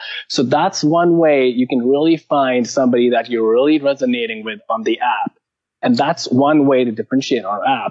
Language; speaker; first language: English; non-native, local second language; Hindi